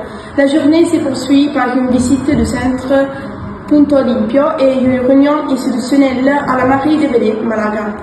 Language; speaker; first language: French; non-native, learner; Italian